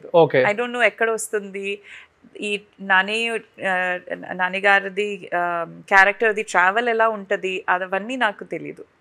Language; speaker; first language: Telugu; non-native, fluent; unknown